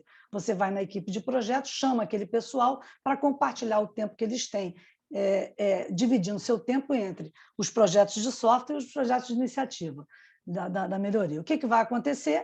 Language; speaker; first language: Portuguese; native; Portuguese